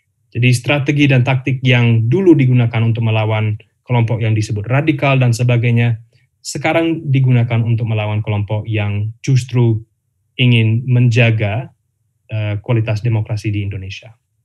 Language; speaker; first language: Indonesian; non-native, fluent; English